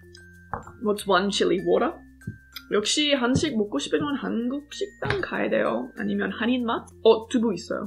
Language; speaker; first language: Korean; non-native, fluent; English